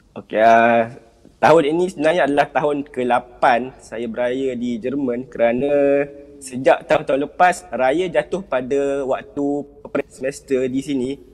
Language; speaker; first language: Malay; native; Malay